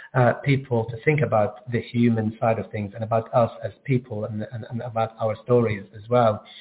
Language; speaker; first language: English; non-native, fluent; Arabic